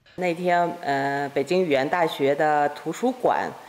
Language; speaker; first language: Chinese; non-native, fluent; Kazakh